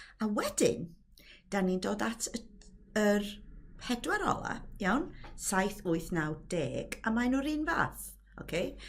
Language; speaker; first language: Welsh; native; Welsh